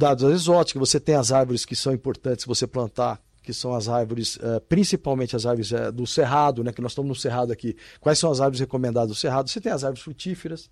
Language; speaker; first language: Portuguese; native; Portuguese